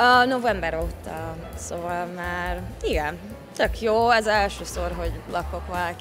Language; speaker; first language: Hungarian; early bilingual, heritage; Hungarian